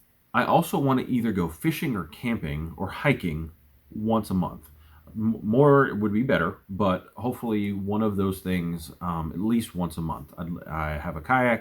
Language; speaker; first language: English; native; English